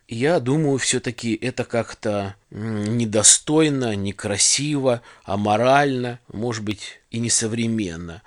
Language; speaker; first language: Russian; native; Russian